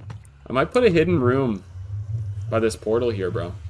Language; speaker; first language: English; native; English